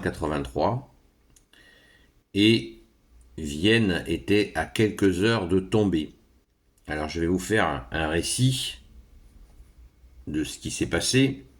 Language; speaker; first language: French; native; French